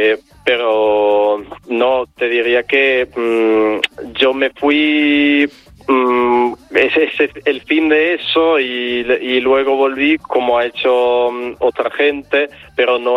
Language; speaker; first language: Spanish; non-native, fluent; Italian